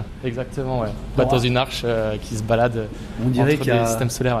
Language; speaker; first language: French; native; French